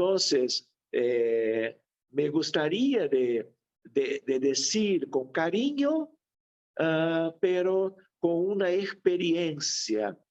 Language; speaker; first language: Spanish; non-native, fluent; Portuguese